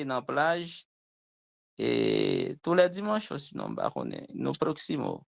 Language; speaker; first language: French; non-native, local second language; Haitian Creole